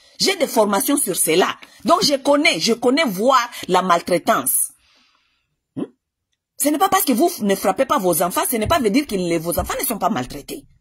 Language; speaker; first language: French; non-native, local second language; Lingala